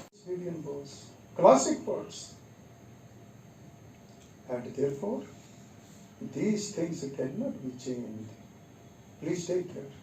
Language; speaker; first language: English; non-native, local second language; Hindi